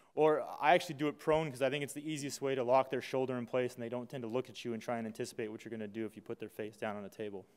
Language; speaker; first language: English; native; English